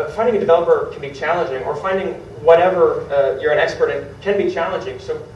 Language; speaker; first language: English; native; English